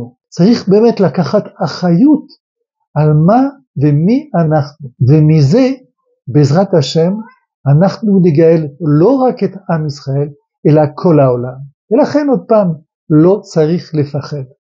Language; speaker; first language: Hebrew; non-native, fluent; French